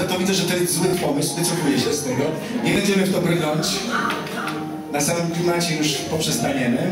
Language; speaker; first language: Polish; native; Polish